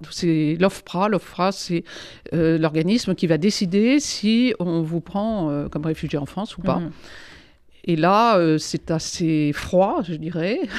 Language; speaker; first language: French; native; French